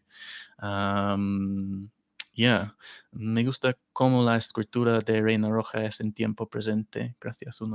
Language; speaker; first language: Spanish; non-native, fluent; English